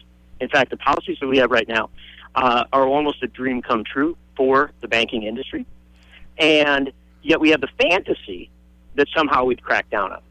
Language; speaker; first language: English; native; English